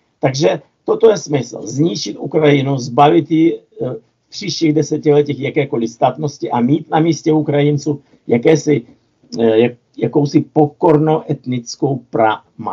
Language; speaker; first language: Czech; non-native, fluent; Russian